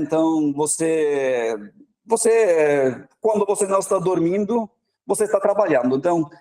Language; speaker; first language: Portuguese; non-native, fluent; Norwegian